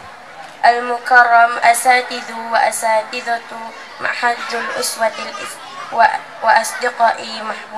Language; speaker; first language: Arabic; non-native, learner; Indonesian